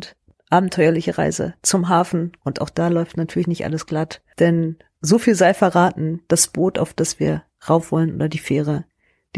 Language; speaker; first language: German; native; German